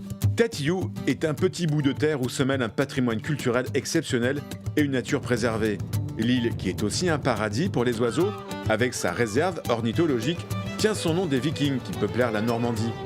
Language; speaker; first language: French; native; French